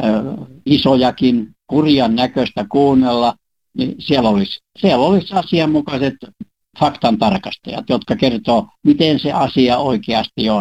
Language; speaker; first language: Finnish; native; Finnish